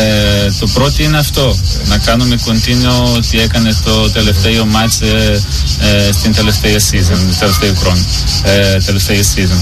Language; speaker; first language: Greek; non-native, learner; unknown